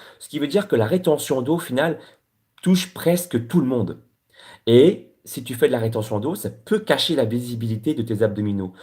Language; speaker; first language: French; native; French